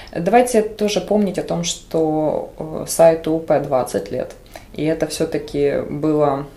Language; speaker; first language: Russian; native; Russian